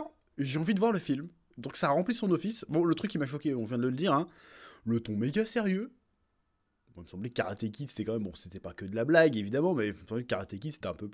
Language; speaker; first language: French; native; French